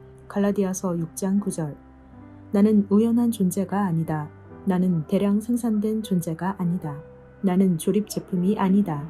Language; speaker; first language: Korean; native; Korean